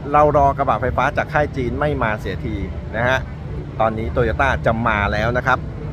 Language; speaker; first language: Thai; native; Thai